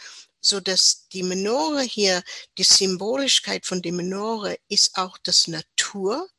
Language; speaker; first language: German; non-native, learner; English